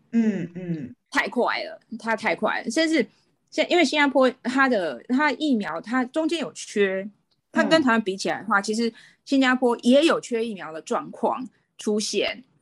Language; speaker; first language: Chinese; native; Chinese